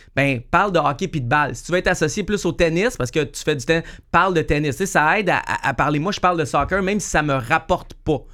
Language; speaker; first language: French; native; French